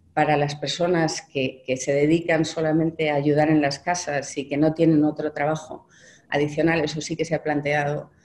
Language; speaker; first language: Spanish; native; Spanish